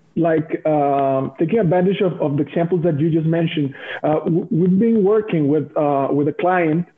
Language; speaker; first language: English; non-native, fluent; Spanish